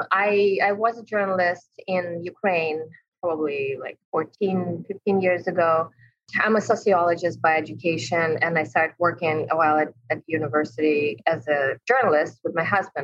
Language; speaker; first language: English; non-native, fluent; Ukrainian